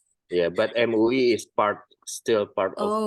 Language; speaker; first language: English; non-native, fluent; Indonesian